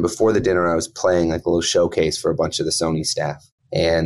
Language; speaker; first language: English; native; English